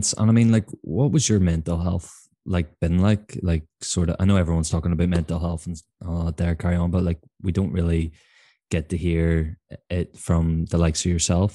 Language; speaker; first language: English; native; English